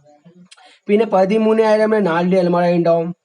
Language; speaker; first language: Malayalam; non-native, learner; Hindi